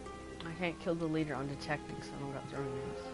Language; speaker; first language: English; native; English